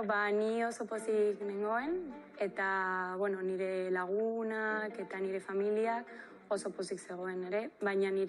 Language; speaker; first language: Basque; non-native, local second language; Spanish